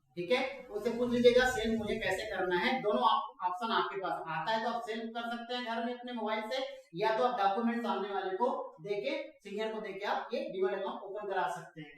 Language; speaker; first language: Hindi; non-native, local second language; Marathi